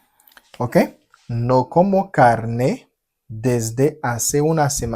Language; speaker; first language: Spanish; non-native, fluent; Haitian Creole